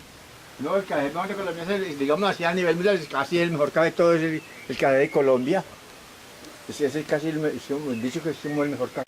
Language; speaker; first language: Spanish; native; Spanish